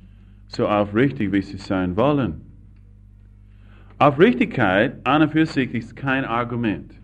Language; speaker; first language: German; non-native, fluent; English